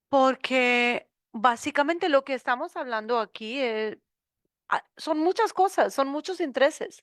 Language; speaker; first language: Spanish; non-native, learner; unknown